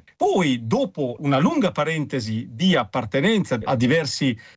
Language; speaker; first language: Italian; native; Italian